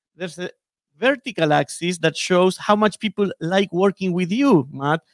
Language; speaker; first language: English; non-native, fluent; Spanish